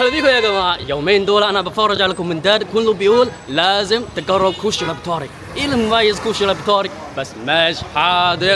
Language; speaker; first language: Arabic; non-native, learner; Chinese